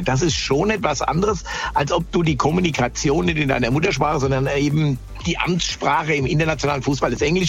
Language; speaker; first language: German; native; German